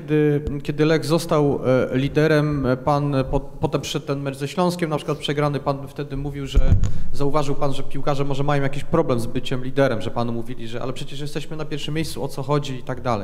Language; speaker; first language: Polish; native; Polish